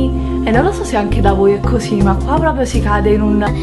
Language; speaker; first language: Italian; native; Italian